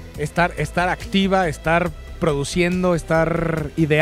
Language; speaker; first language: Spanish; native; Spanish